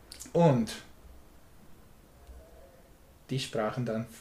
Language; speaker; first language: German; non-native, learner; English